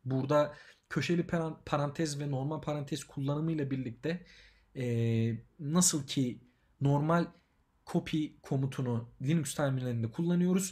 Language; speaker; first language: Turkish; native; Turkish